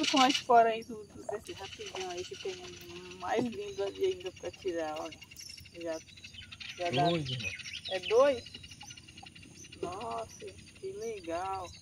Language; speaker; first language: Portuguese; native; Portuguese